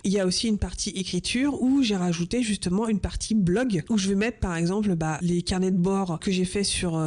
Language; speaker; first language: French; native; French